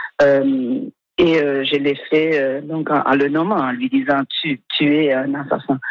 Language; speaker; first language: French; non-native, fluent; Spanish